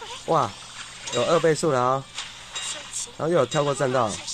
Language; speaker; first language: Chinese; native; Chinese